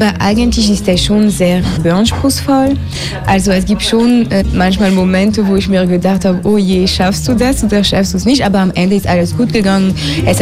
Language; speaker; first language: German; non-native, fluent; French